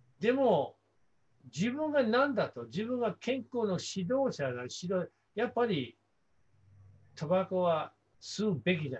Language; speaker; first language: Japanese; non-native, fluent; English